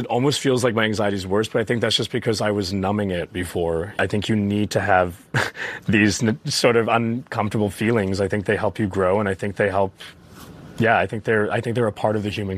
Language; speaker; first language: English; native; English